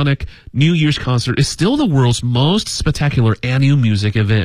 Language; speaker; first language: English; native; English